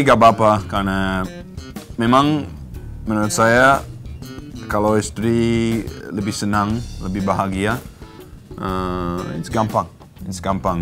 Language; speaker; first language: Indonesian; non-native, learner; English